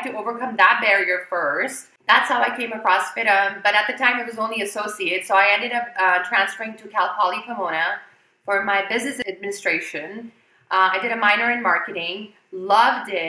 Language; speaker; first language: English; non-native, local second language; Urdu